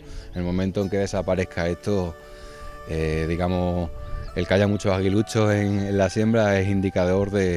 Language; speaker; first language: Spanish; native; Spanish